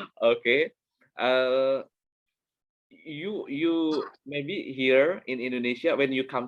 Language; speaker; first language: English; non-native, learner; Indonesian